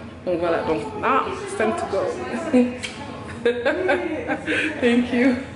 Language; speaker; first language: English; non-native, fluent; French